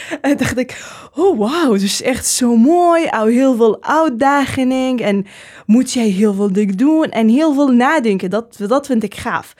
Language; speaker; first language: Dutch; non-native, learner; Arabic